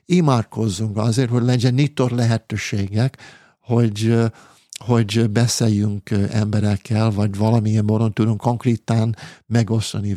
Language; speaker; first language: Hungarian; non-native, fluent; English